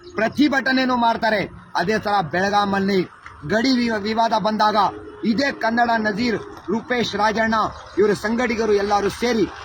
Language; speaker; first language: Kannada; non-native, local second language; Urdu